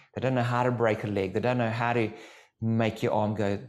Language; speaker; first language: English; native; English